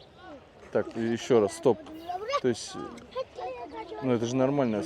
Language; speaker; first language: Russian; native; Russian